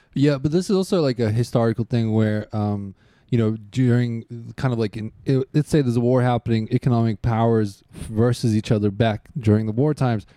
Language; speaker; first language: English; native; English